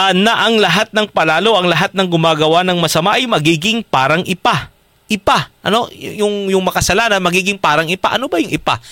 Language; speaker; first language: Filipino; native; Filipino